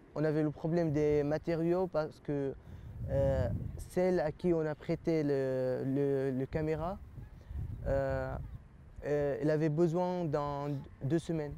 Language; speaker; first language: French; early bilingual, other home language; Arabic